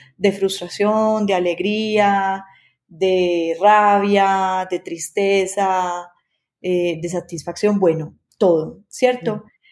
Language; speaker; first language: Spanish; native; Spanish